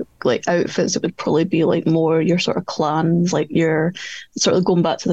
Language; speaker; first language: English; native; English